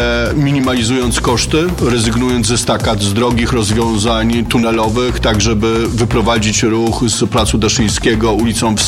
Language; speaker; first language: Polish; native; Polish